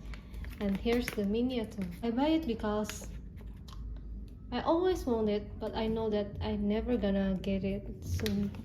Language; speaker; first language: English; non-native, learner; Indonesian